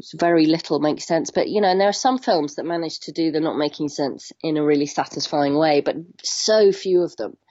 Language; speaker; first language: English; native; English